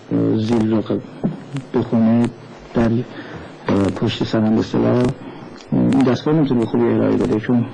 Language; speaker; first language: Persian; native; Persian